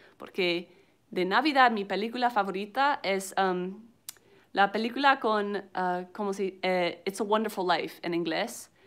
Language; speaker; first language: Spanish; non-native, learner; English